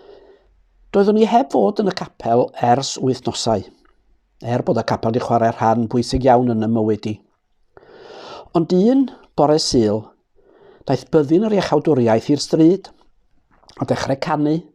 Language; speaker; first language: Welsh; native; Welsh